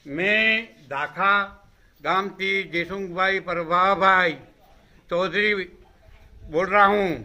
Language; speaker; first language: Hindi; non-native, local second language; Gujarati